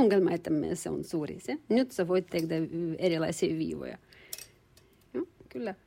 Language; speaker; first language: Finnish; non-native, learner; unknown